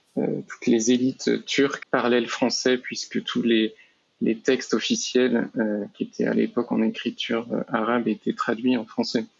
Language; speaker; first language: French; native; French